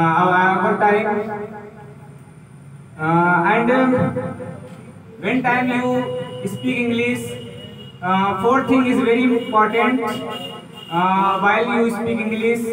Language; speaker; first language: English; non-native, learner; Hindi